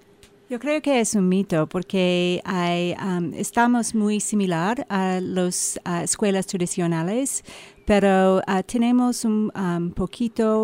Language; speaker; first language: Spanish; non-native, learner; English